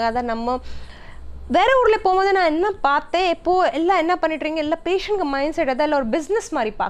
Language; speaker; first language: Tamil; non-native, learner; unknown